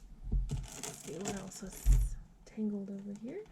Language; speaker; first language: English; native; English